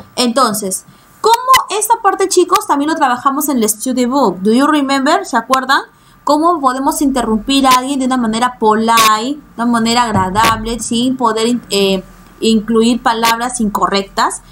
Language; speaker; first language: Spanish; native; Spanish